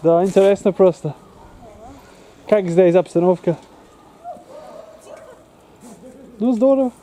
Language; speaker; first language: Russian; non-native, learner; English